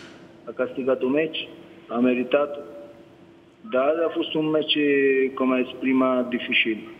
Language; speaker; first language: Romanian; non-native, learner; Italian